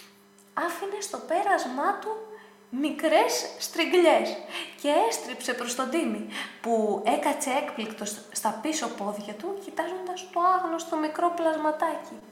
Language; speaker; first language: Greek; native; Greek